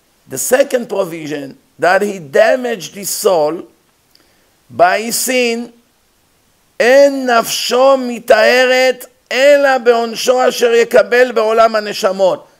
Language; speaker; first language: English; non-native, fluent; Hebrew